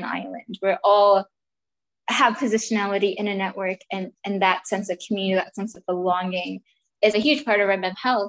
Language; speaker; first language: English; native; English